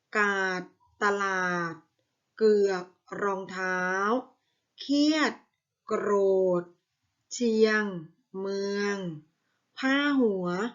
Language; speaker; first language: Thai; native; Thai